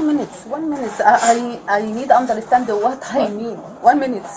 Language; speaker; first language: English; non-native, learner; Arabic